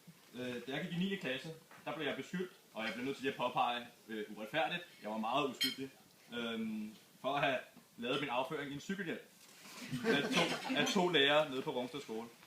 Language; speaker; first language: Danish; native; Danish